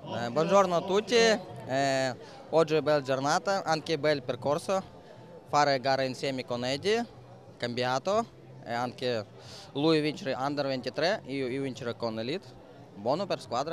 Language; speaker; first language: Italian; non-native, learner; Russian